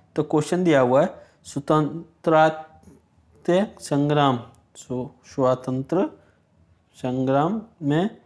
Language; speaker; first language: Hindi; native; Hindi